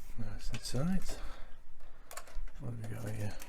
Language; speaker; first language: English; native; English